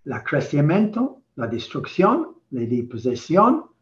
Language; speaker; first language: Spanish; non-native, learner; English